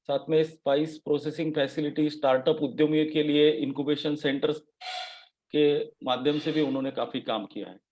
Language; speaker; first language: Hindi; non-native, local second language; Marathi